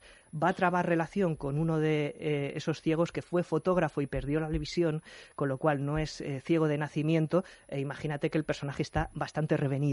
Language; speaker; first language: Spanish; native; Spanish